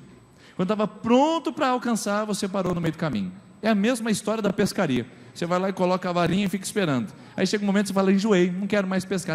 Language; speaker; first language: Portuguese; native; Portuguese